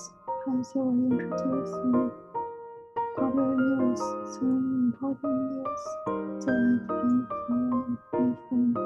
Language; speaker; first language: English; non-native, learner; Chinese